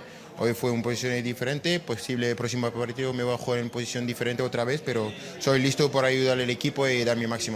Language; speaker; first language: Spanish; non-native, fluent; French